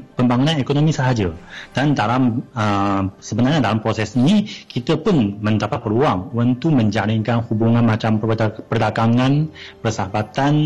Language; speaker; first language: Malay; non-native, fluent; Chinese